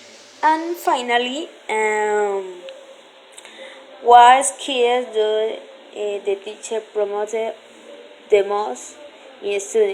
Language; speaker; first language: English; non-native, learner; Spanish